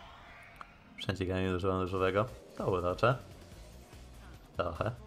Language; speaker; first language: Polish; native; Polish